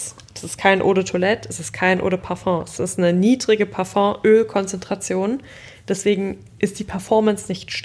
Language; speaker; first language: German; native; German